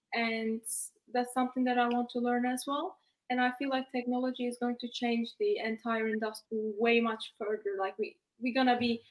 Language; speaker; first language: English; non-native, fluent; Turkish